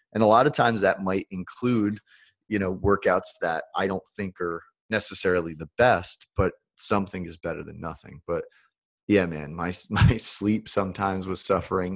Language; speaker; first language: English; native; English